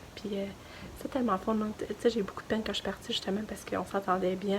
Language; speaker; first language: French; native; French